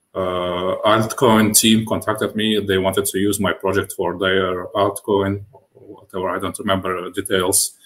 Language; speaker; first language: English; non-native, fluent; Russian